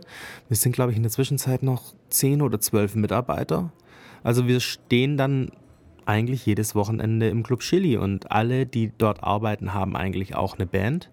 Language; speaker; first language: German; native; German